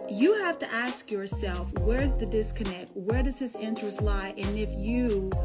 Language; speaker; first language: English; native; English